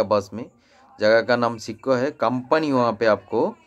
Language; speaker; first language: Hindi; non-native, local second language; Tamil